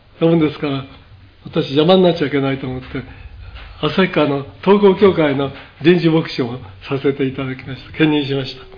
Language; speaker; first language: Japanese; native; Japanese